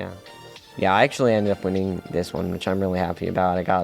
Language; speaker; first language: English; native; English